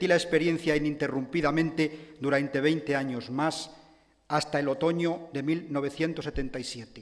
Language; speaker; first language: Spanish; native; Spanish